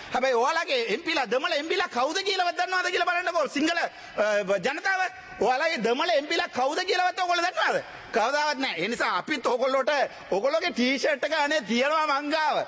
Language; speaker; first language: Sinhala; non-native, local second language; Tamil